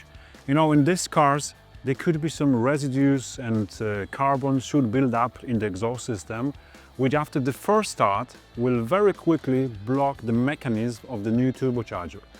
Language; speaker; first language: English; non-native, fluent; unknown